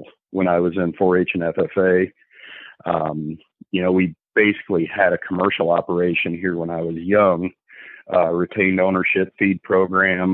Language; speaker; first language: English; native; English